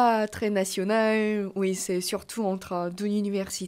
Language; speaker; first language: French; non-native, fluent; Korean